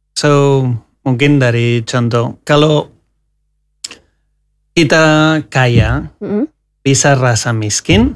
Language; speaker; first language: Indonesian; non-native, learner; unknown